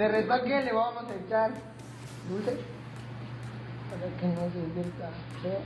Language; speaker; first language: Spanish; native; Spanish